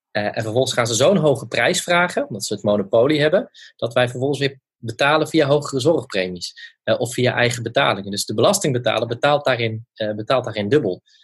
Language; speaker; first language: Dutch; native; Dutch